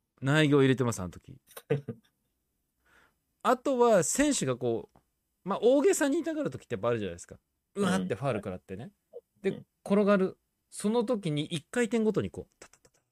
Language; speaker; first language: Japanese; native; Japanese